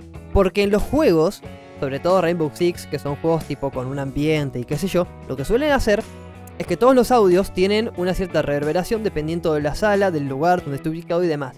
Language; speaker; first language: Spanish; native; Spanish